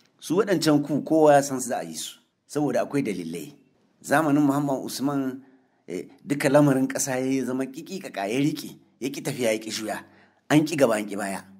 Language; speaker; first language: Hausa; native; Hausa